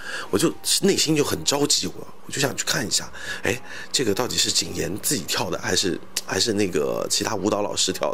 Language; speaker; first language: Chinese; native; Chinese